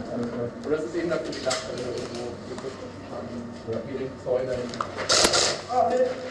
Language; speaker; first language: German; native; German